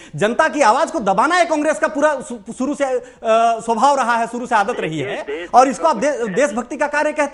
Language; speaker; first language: Hindi; native; Hindi